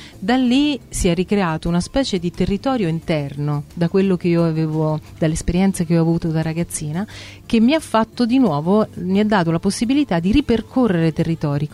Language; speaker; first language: Italian; native; Italian